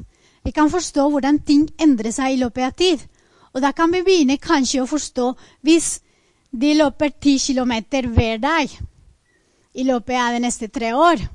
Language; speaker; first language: Norwegian; non-native, fluent; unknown